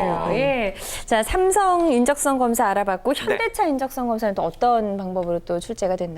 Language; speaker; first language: Korean; native; Korean